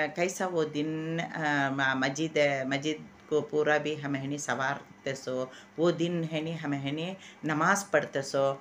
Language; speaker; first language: Hindi; non-native, local second language; Urdu